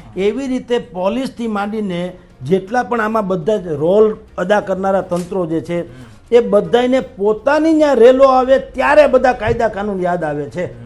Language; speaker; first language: Gujarati; native; Gujarati